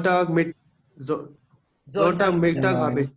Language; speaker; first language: German; non-native, learner; Hindi